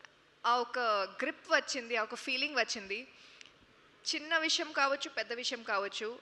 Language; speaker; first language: Telugu; non-native, fluent; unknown